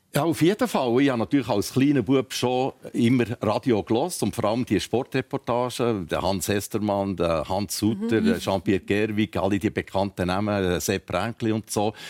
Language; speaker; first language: German; native; German